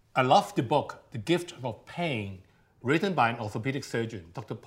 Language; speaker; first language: English; non-native, local second language; Cantonese